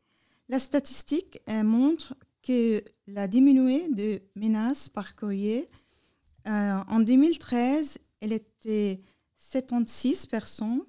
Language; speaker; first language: French; non-native, learner; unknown